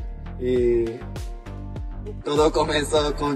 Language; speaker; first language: Portuguese; non-native, learner; Japanese